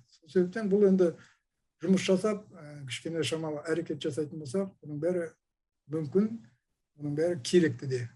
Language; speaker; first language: Kazakh; native; Kazakh